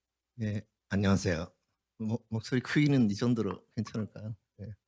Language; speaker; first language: Korean; non-native, fluent; Japanese